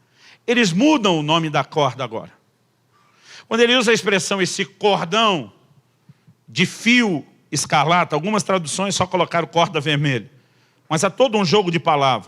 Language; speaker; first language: Portuguese; native; Portuguese